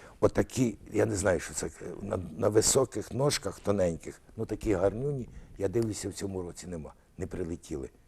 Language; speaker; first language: Ukrainian; early bilingual, other home language; Russian